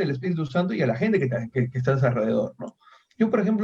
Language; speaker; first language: Spanish; native; Spanish